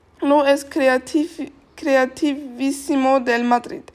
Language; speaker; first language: Spanish; non-native, learner; German